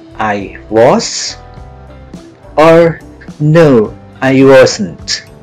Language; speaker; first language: English; non-native, fluent; Indonesian